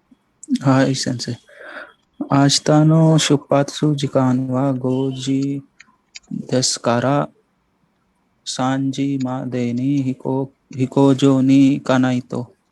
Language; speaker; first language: Japanese; non-native, learner; Hindi